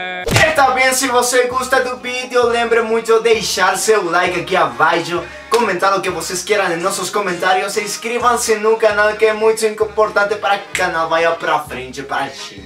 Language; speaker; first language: Portuguese; non-native, learner; Spanish